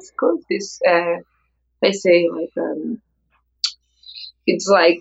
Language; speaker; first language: English; non-native, fluent; Spanish